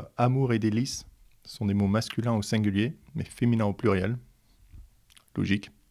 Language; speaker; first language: French; non-native, fluent; Dutch